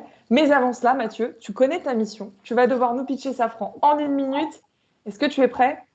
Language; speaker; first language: French; native; French